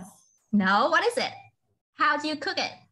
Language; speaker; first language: English; non-native, fluent; Vietnamese